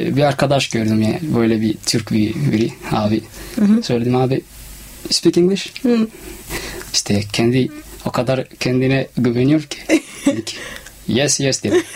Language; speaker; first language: Turkish; non-native, fluent; Somali